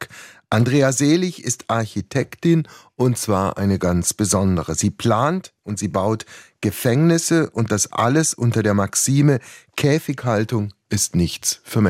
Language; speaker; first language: German; native; German